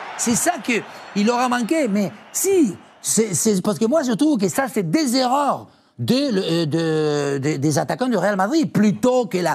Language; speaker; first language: French; non-native, fluent; Spanish